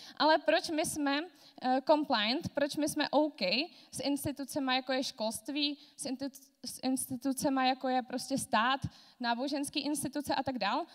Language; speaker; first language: Czech; non-native, fluent; Georgian